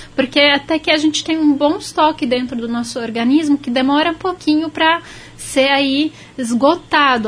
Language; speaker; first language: Portuguese; non-native, fluent; Arabic